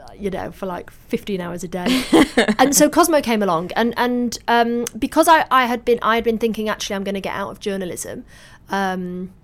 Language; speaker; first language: English; native; English